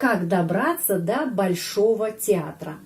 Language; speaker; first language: Russian; non-native, fluent; Indonesian